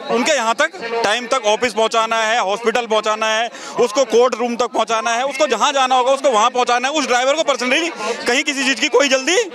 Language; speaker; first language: Hindi; native; Hindi